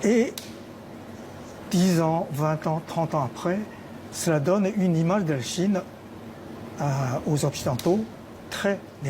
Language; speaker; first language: French; non-native, fluent; Chinese